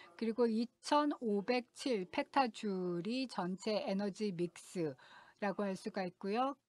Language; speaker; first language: Korean; non-native, fluent; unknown